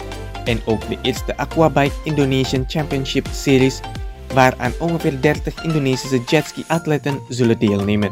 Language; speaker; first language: Dutch; non-native, fluent; Indonesian